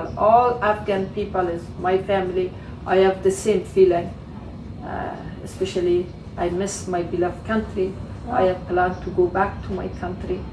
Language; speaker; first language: English; non-native, learner; Persian